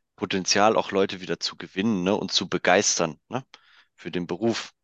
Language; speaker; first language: German; native; German